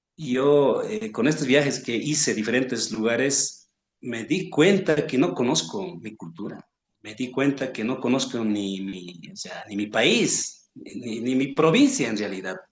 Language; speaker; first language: Spanish; non-native, local second language; Aymara